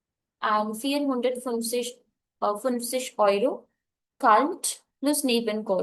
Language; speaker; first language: German; non-native, fluent; Hindi